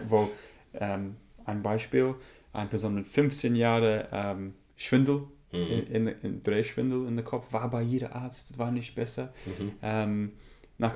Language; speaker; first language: German; non-native, learner; English